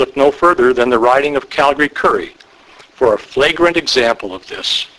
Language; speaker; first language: English; native; English